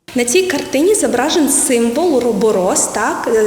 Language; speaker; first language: Ukrainian; native; Ukrainian